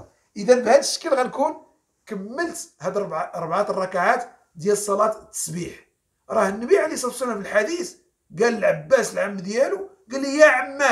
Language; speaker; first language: Arabic; native; Arabic